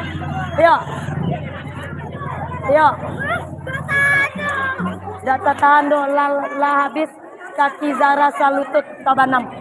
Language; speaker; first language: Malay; non-native, local second language; Minangkabau